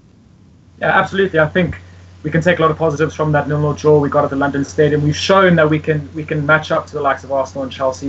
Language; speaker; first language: English; native; English